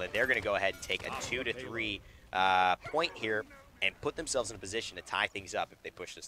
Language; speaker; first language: English; native; English